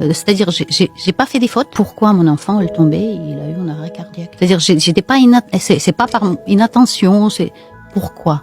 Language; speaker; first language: French; non-native, fluent; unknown